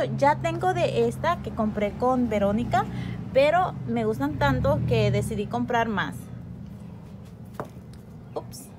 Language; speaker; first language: Spanish; native; Spanish